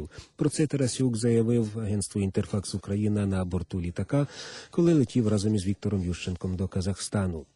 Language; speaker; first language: Ukrainian; native; Ukrainian